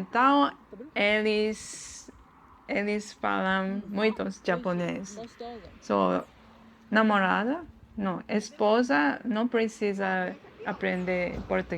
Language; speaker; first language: Portuguese; non-native, learner; Japanese